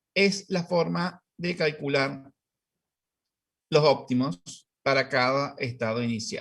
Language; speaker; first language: Spanish; native; Spanish